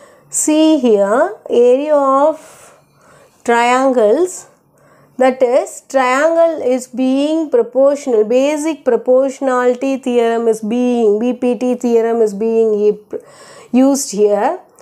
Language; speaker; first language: English; non-native, local second language; Tamil